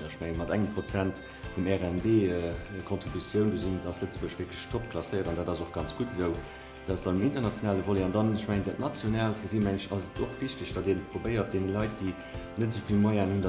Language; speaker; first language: German; non-native, local second language; Luxembourgish